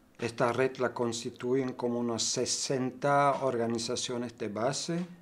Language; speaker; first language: Spanish; non-native, fluent; German